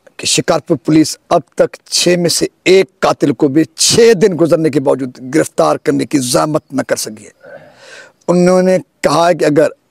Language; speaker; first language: Urdu; non-native, local second language; Sindhi